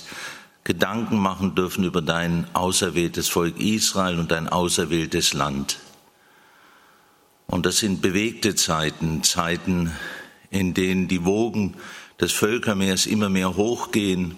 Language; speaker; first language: German; native; German